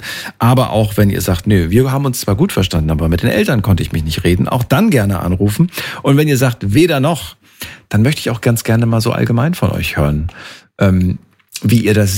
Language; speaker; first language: German; native; German